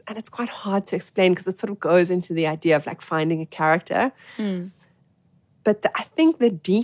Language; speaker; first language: English; native; English